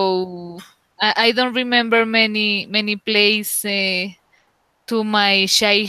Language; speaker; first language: English; non-native, learner; Spanish